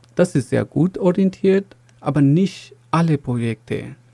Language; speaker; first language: German; non-native, fluent; Bangla